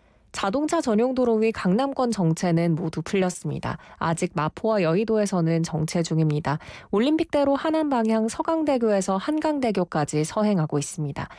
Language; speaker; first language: Korean; native; Korean